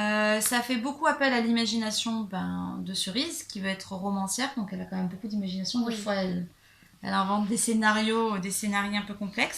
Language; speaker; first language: French; native; French